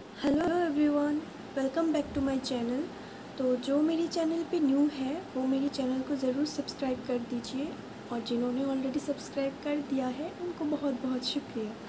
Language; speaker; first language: Hindi; non-native, local second language; Bangla